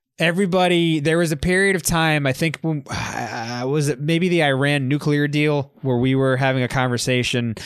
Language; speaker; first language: English; native; English